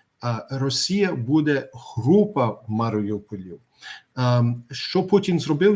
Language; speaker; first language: Ukrainian; early bilingual, heritage; Ukrainian